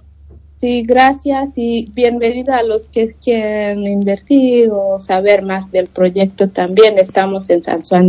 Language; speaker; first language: Spanish; non-native, learner; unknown